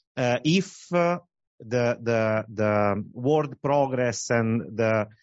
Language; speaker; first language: English; non-native, fluent; Italian